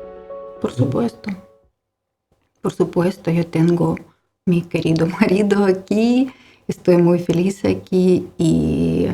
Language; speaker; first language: Spanish; non-native, learner; Ukrainian